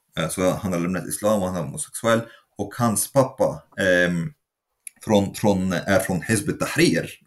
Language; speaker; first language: Swedish; non-native, fluent; Arabic